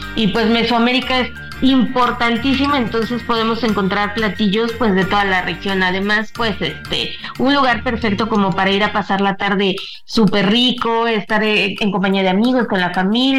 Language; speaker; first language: Spanish; native; Spanish